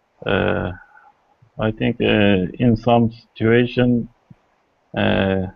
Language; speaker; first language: English; non-native, learner; Kurdish